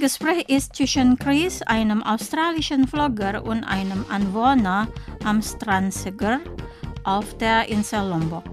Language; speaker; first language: German; non-native, fluent; Indonesian